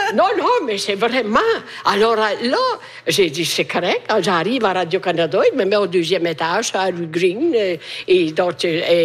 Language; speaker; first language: French; non-native, fluent; Italian